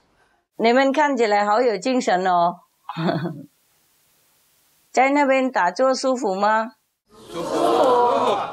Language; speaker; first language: Chinese; non-native, fluent; Vietnamese